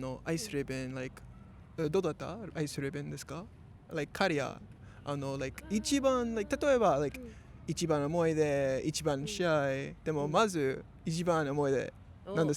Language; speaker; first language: Japanese; non-native, learner; English